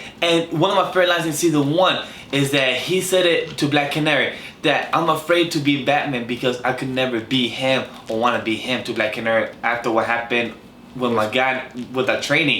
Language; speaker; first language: English; native; English